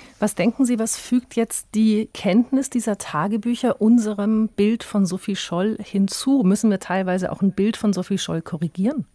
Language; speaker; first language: German; native; German